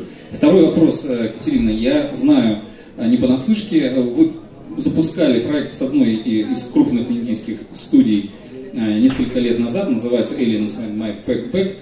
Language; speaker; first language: Russian; native; Russian